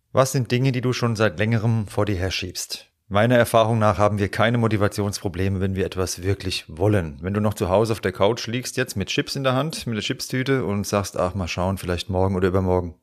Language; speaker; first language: German; native; German